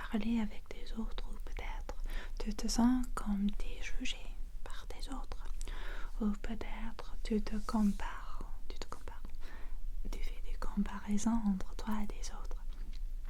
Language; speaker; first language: French; non-native, fluent; English